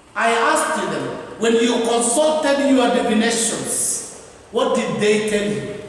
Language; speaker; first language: English; non-native, local second language; Swahili